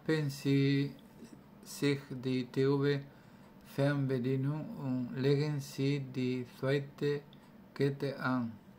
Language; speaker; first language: German; non-native, learner; Spanish